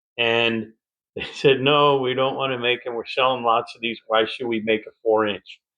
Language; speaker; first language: English; native; English